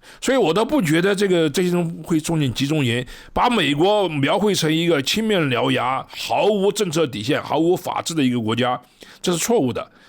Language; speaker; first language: Chinese; native; Chinese